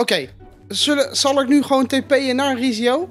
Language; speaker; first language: Dutch; native; Dutch